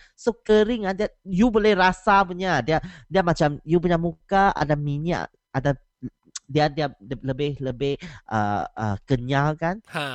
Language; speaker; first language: Malay; non-native, local second language; Chinese